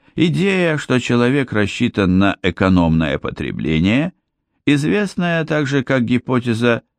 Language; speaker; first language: Russian; native; Russian